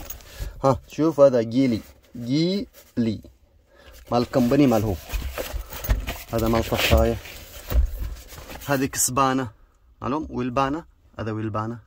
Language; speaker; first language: Arabic; non-native, learner; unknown